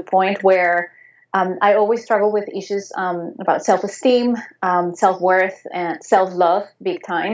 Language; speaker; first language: English; non-native, fluent; Spanish